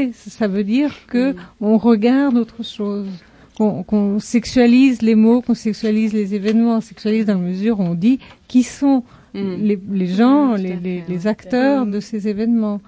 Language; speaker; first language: French; native; French